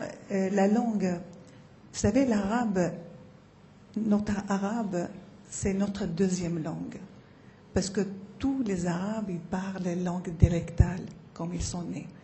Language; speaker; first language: French; non-native, fluent; Arabic